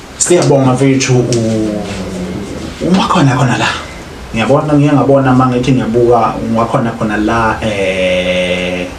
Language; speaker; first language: Zulu; native; Zulu